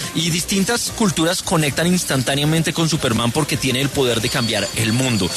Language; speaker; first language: Spanish; native; Spanish